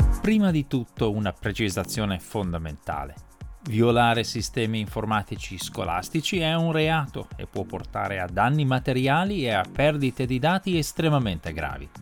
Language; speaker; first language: Italian; native; Italian